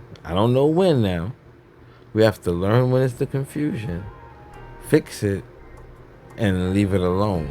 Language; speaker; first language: English; native; English